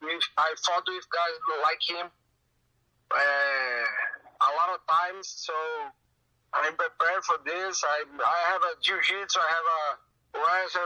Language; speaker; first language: English; non-native, learner; Portuguese